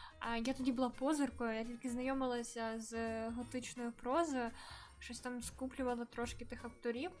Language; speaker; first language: Ukrainian; native; Ukrainian